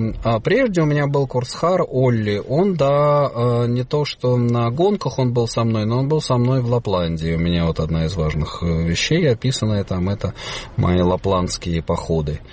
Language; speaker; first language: Russian; native; Russian